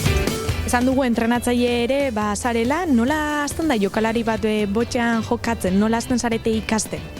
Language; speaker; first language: Basque; native; Basque